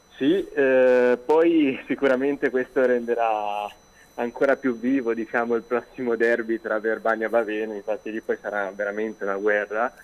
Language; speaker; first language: Italian; native; Italian